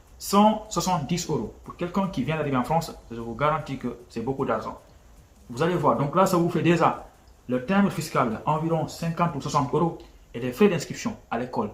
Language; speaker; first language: French; non-native, local second language; Wolof